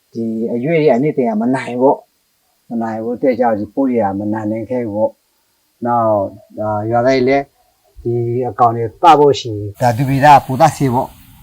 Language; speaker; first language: Burmese; non-native, local second language; S'gaw Karen